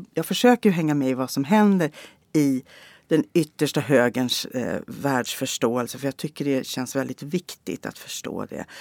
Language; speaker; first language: Swedish; native; Swedish